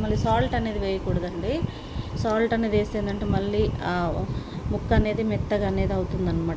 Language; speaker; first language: Telugu; native; Telugu